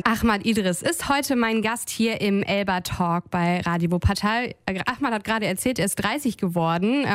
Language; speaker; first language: German; native; German